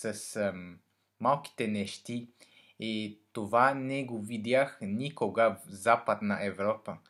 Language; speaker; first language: Bulgarian; non-native, learner; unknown